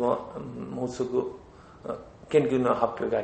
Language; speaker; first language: Japanese; non-native, learner; Bangla